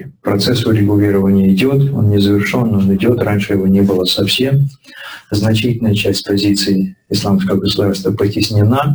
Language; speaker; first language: Russian; native; Russian